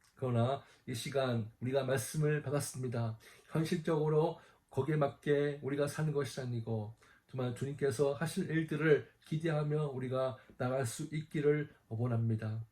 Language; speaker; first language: Korean; native; Korean